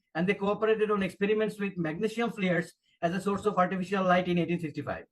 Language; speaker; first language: English; non-native, local second language; Bangla